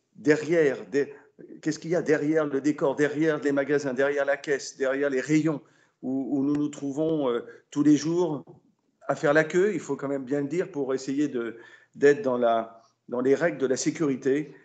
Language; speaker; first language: French; native; French